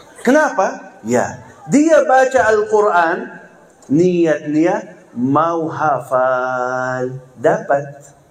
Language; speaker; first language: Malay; non-native, fluent; Arabic